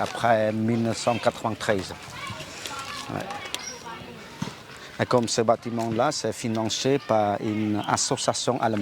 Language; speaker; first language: French; non-native, fluent; Khmer